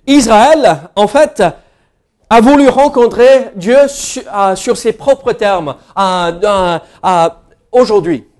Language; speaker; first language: French; non-native, fluent; English